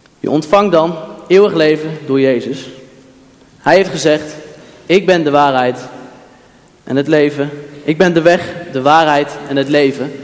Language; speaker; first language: Dutch; native; Dutch